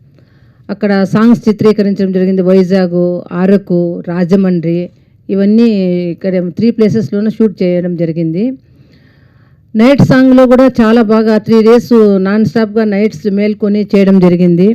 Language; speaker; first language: Telugu; native; Telugu